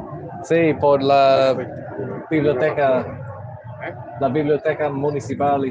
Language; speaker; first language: Spanish; non-native, learner; English